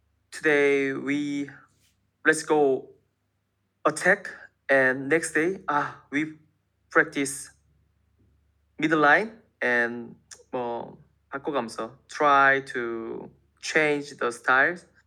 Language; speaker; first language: English; non-native, learner; Korean